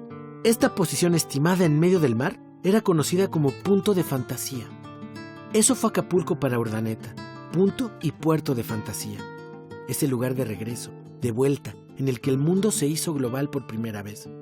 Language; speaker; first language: Spanish; native; Spanish